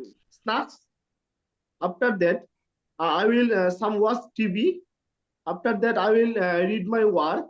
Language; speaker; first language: English; non-native, learner; Bangla